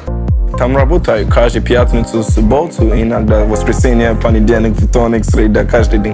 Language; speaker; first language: Russian; non-native, learner; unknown